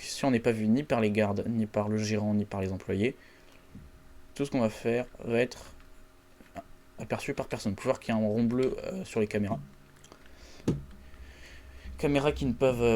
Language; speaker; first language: French; native; French